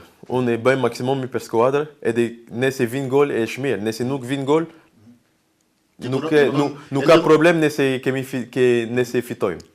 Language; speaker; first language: Albanian; non-native, learner; French